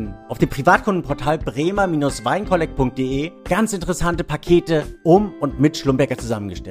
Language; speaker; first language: German; native; German